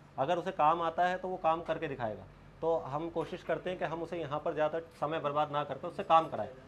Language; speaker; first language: Hindi; native; Hindi